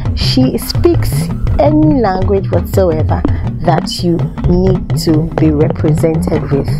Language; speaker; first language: English; non-native, local second language; Yoruba